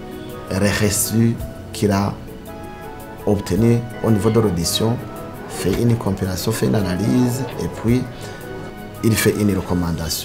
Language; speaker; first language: French; non-native, local second language; Rundi